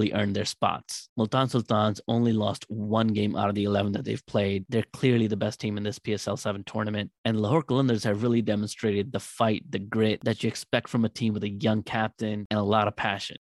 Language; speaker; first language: English; non-native, local second language; Urdu